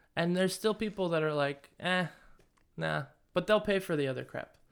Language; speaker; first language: English; native; English